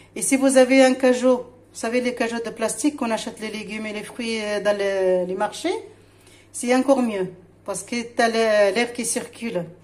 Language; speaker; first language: French; non-native, local second language; Arabic